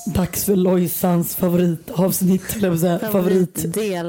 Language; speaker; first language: Swedish; native; Swedish